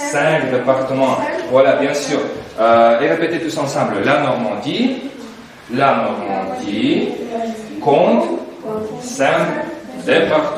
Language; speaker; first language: French; non-native, fluent; Russian